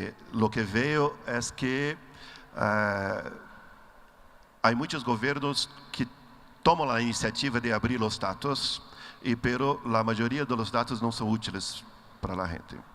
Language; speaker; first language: Spanish; non-native, learner; Portuguese